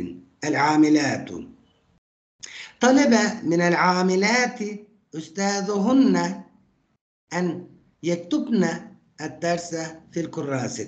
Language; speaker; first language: Arabic; non-native, fluent; Turkish